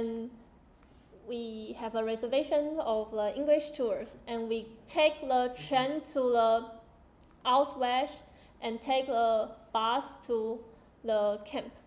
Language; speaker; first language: English; non-native, learner; Chinese